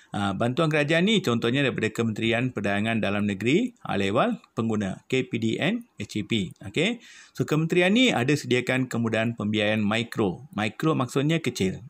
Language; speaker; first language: Malay; non-native, local second language; Malayalam